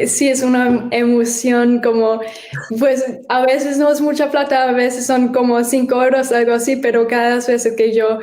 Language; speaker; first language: Spanish; early bilingual, heritage; German